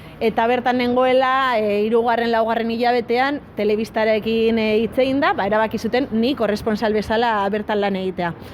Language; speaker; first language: Basque; non-native, local second language; Spanish